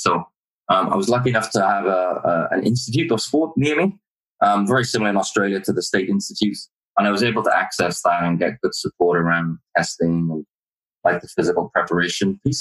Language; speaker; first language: English; native; English